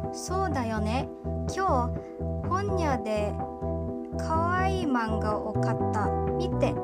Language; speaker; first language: Japanese; non-native, learner; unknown